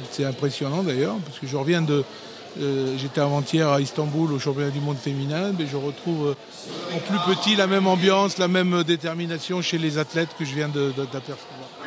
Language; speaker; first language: French; early bilingual, other home language; Italian